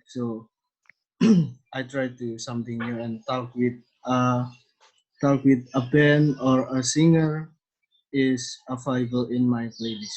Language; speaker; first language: English; non-native, learner; Indonesian